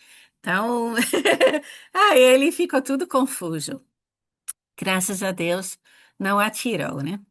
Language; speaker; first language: Portuguese; non-native, fluent; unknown